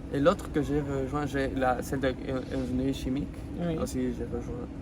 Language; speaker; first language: French; non-native, fluent; Spanish